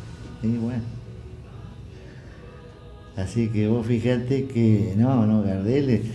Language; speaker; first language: Spanish; native; Spanish